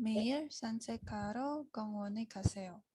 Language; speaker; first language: Korean; non-native, learner; Indonesian